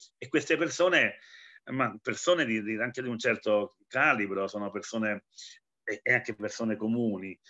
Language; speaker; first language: Italian; native; Italian